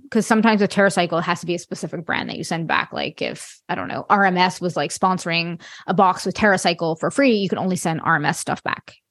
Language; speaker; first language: English; non-native, fluent; French